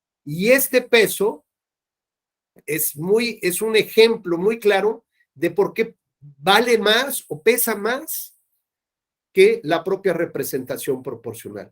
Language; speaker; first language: Spanish; native; Spanish